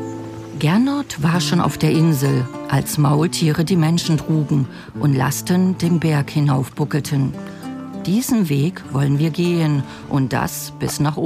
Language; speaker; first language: German; native; German